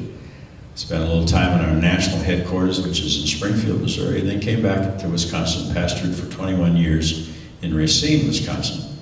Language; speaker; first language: English; native; English